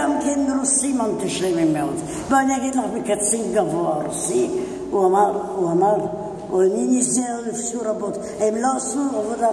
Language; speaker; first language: Hebrew; non-native, fluent; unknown